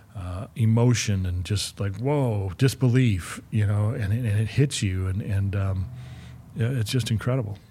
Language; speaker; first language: English; native; English